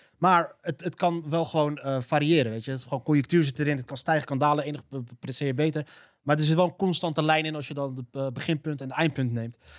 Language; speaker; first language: Dutch; early bilingual, other home language; Arabic